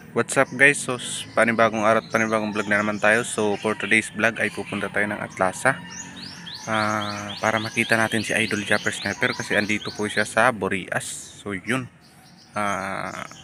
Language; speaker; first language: Filipino; non-native, local second language; Masbatenyo